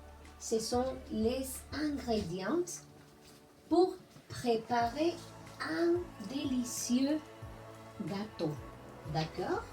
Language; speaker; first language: French; non-native, learner; Spanish